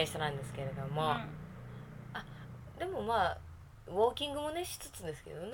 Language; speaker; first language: Japanese; native; Japanese